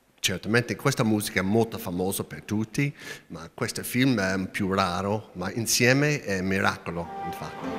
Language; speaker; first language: Italian; non-native, learner; English